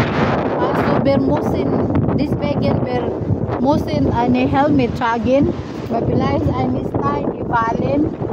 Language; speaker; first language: German; non-native, learner; Filipino